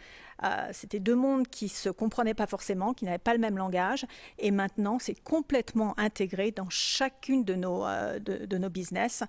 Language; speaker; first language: French; native; French